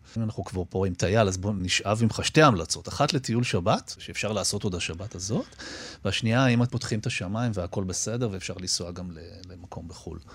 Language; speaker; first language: Hebrew; native; Hebrew